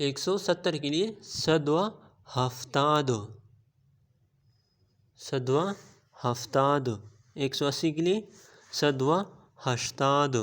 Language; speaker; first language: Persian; non-native, fluent; Urdu